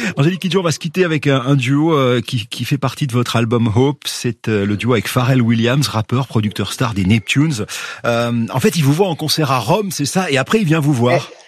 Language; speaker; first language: French; native; French